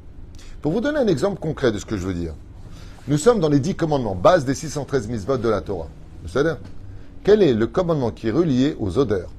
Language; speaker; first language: French; native; French